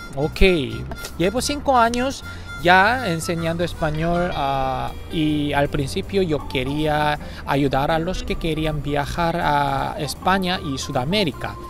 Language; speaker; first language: Spanish; non-native, fluent; Korean